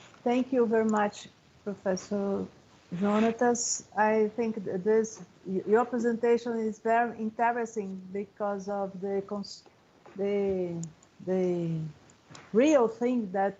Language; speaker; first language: English; non-native, learner; Portuguese